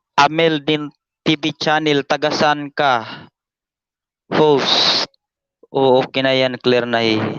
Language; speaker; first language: Filipino; non-native, local second language; Waray